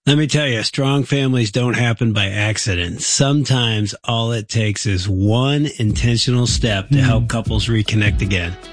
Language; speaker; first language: English; native; English